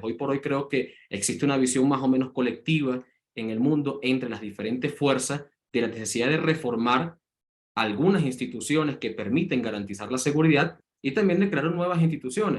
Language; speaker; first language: Spanish; native; Spanish